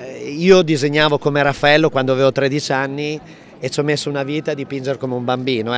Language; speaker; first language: Italian; native; Italian